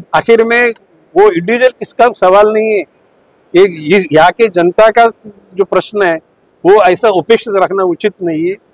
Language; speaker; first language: Hindi; non-native, local second language; Marathi